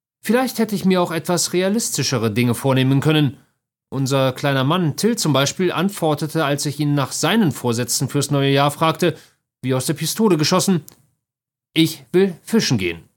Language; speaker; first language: German; native; German